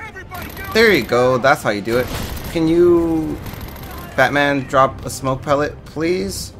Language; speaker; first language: English; native; English